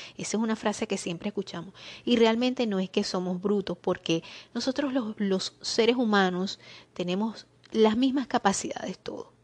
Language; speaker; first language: Spanish; native; Spanish